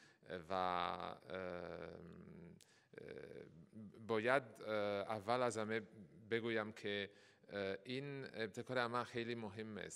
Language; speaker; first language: Persian; non-native, fluent; Italian